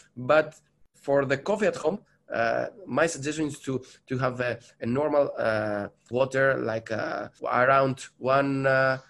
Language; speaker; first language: English; non-native, learner; Greek